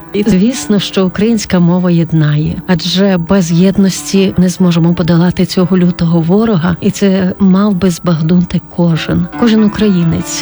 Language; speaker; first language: Ukrainian; native; Ukrainian